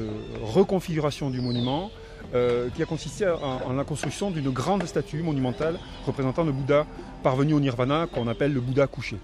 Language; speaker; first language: French; native; French